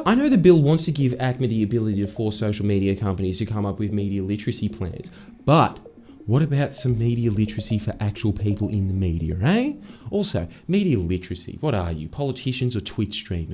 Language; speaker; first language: English; native; English